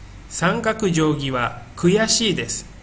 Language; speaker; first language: Japanese; non-native, fluent; Indonesian